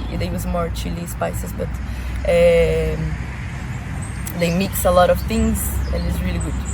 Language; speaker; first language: English; non-native, fluent; Portuguese